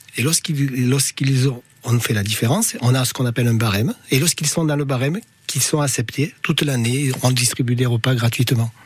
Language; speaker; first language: French; native; French